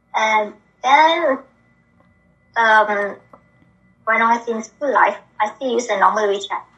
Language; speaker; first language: English; non-native, local second language; Malay